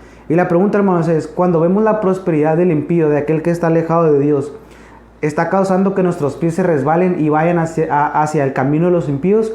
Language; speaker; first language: Spanish; native; Spanish